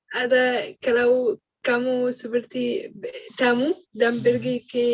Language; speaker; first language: Indonesian; non-native, learner; Arabic